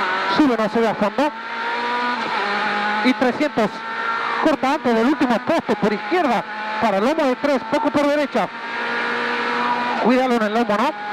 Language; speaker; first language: Spanish; native; Spanish